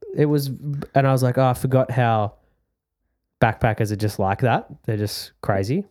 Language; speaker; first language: English; native; English